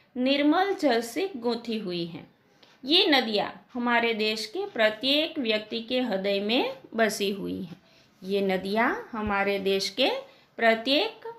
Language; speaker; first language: Hindi; non-native, local second language; Gujarati